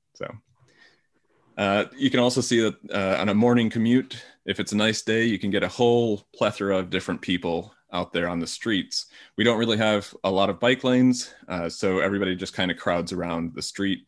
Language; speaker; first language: English; native; English